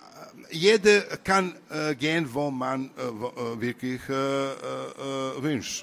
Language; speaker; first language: German; non-native, learner; Serbian